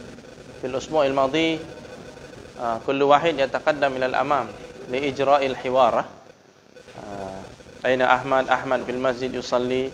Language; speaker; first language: Arabic; non-native, fluent; Indonesian